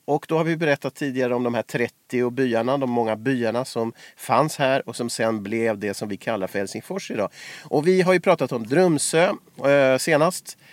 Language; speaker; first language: Swedish; native; Swedish